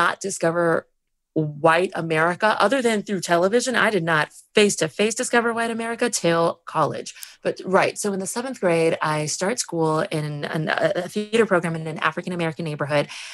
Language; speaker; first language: English; early bilingual, other home language; Spanish